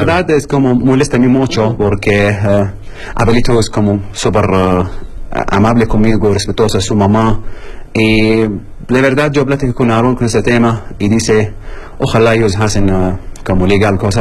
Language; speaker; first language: Spanish; non-native, learner; Arabic